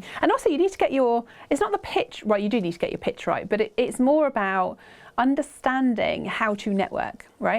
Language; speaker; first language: English; native; English